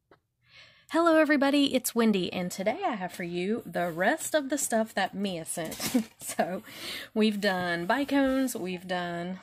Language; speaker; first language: English; native; English